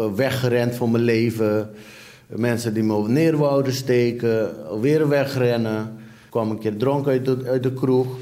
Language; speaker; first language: Dutch; early bilingual, other home language; Papiamento